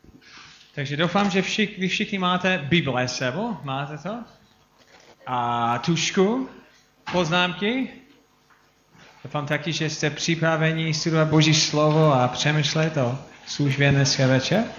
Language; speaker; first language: Czech; non-native, fluent; English